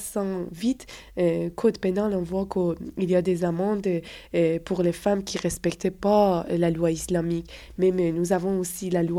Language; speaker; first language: French; non-native, fluent; Persian